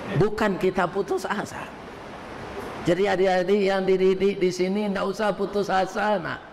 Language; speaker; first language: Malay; non-native, local second language; Minangkabau